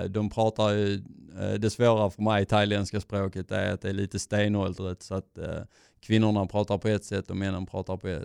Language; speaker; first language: Swedish; native; Swedish